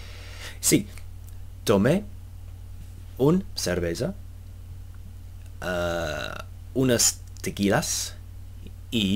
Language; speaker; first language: Spanish; non-native, learner; English